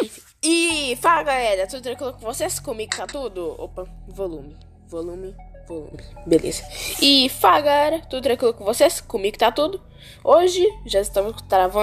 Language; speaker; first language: Portuguese; native; Portuguese